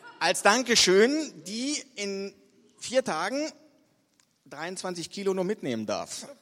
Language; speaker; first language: German; native; German